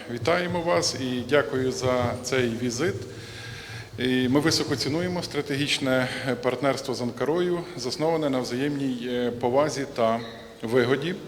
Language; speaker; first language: Ukrainian; native; Ukrainian